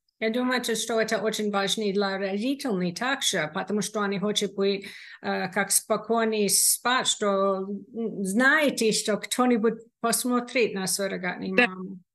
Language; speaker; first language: Russian; non-native, learner; English